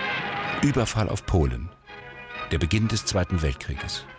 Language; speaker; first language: German; native; German